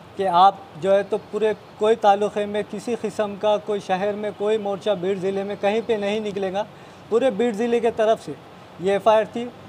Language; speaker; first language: Hindi; non-native, local second language; Urdu